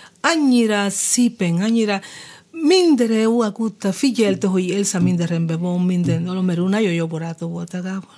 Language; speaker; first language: Hungarian; non-native, fluent; Spanish